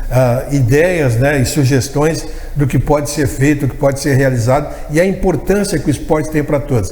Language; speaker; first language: Portuguese; native; Portuguese